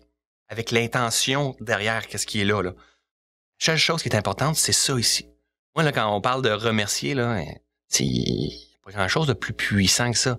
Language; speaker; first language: French; native; French